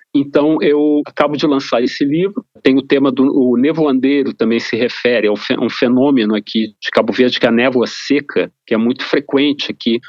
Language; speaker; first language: Portuguese; native; Portuguese